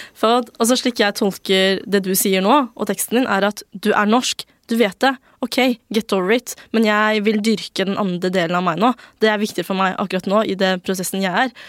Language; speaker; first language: Norwegian; early bilingual, other home language; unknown